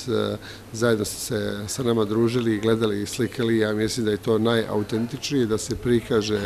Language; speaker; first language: Croatian; native; Croatian